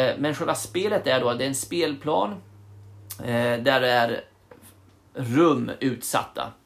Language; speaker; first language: Swedish; early bilingual, other home language; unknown